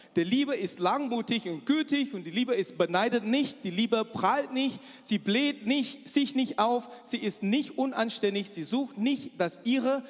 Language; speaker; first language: German; non-native, fluent; Chinese